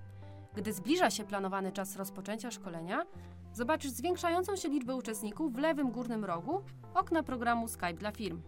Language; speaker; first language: Polish; native; Polish